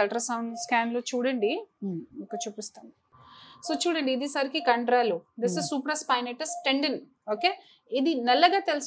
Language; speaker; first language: Telugu; non-native, learner; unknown